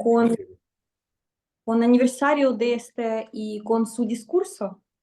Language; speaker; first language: Spanish; non-native, fluent; Russian